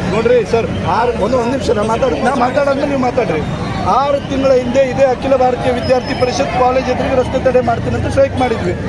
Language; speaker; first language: Kannada; native; Kannada